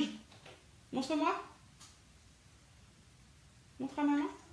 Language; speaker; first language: French; native; French